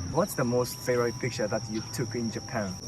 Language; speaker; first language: English; non-native, learner; Japanese